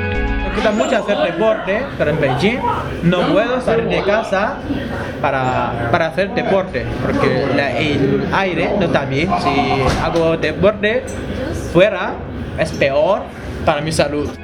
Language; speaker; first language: Spanish; non-native, learner; Chinese